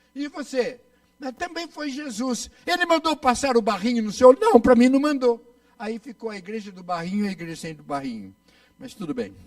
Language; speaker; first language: Portuguese; native; Portuguese